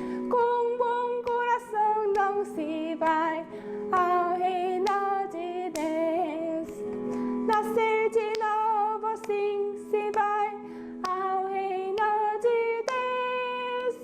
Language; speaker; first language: Portuguese; non-native, fluent; Korean